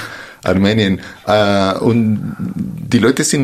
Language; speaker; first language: German; non-native, fluent; Spanish